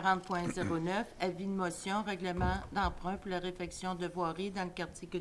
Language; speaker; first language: French; native; French